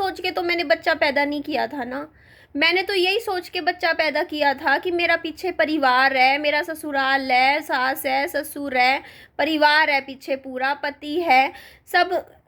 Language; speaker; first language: Hindi; native; Hindi